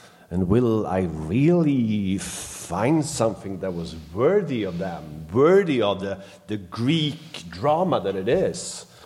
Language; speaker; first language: English; non-native, fluent; Swedish